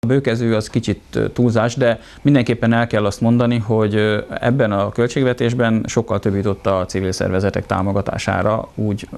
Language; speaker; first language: Hungarian; native; Hungarian